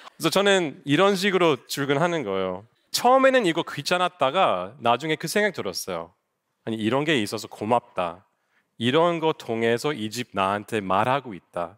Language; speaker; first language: Korean; non-native, fluent; English